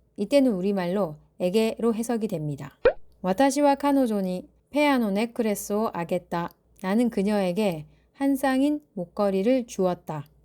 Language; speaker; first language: Korean; native; Korean